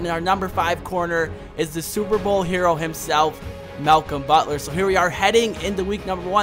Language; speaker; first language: English; native; English